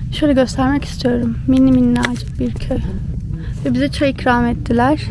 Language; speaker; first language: Turkish; early bilingual, heritage; Turkish